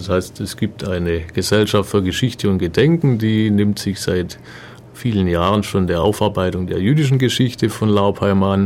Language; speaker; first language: German; native; German